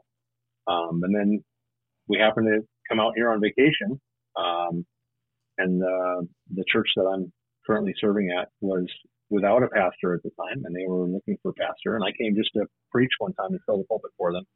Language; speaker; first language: English; native; English